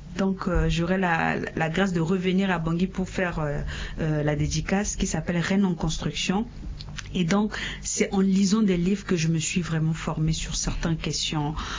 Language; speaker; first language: French; non-native, local second language; Sango